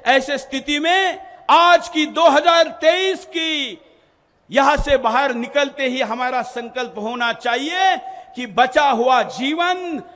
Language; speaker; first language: Hindi; non-native, local second language; Marathi